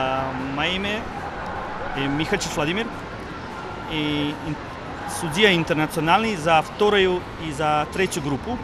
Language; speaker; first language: Russian; non-native, learner; Serbian